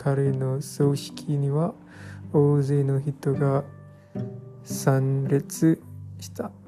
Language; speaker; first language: Japanese; non-native, learner; English